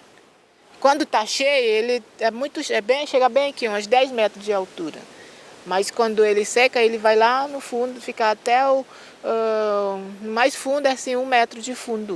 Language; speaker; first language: Portuguese; non-native, fluent; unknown